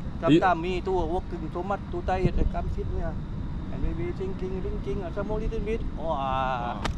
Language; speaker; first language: English; non-native, learner; Thai